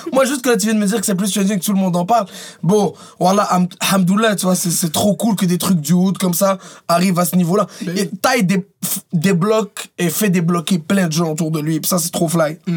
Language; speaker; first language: French; early bilingual, other home language; Arabic